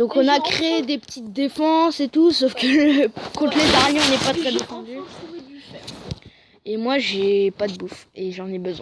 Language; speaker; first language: French; native; French